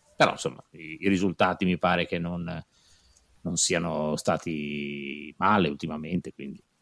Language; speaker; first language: Italian; native; Italian